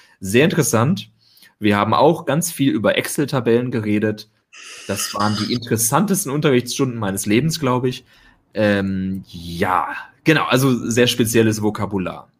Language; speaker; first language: German; native; German